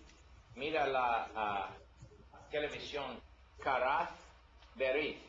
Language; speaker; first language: Spanish; non-native, learner; English